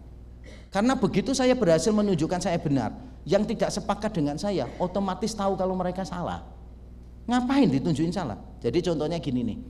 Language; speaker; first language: Indonesian; native; Indonesian